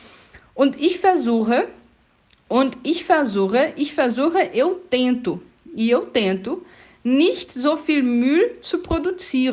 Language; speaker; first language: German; non-native, fluent; Portuguese